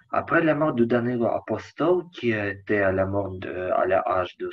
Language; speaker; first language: French; non-native, learner; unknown